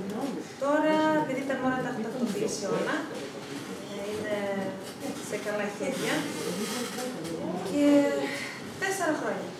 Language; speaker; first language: Greek; early bilingual, other home language; Russian